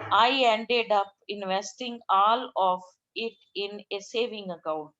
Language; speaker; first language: English; non-native, local second language; Punjabi